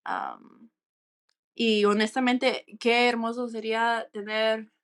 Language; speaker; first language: Spanish; early bilingual, heritage; Spanish